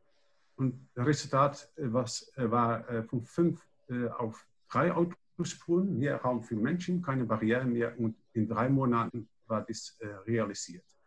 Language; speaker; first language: German; non-native, learner; Dutch